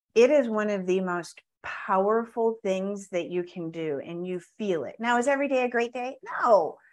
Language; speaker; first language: English; native; English